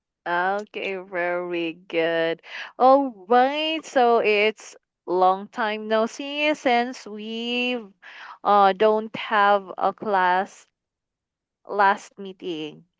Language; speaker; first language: English; non-native, fluent; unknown